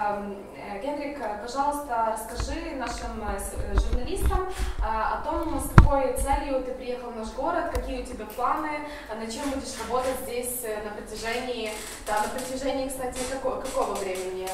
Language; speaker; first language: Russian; non-native, local second language; Ukrainian